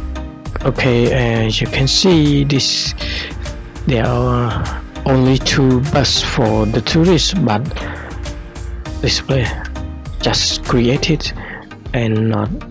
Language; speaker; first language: English; non-native, learner; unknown